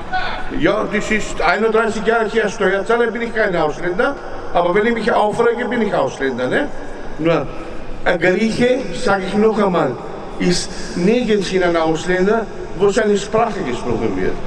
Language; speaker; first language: German; non-native, fluent; Greek